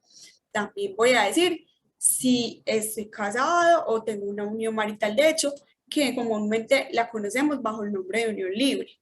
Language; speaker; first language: Spanish; native; Spanish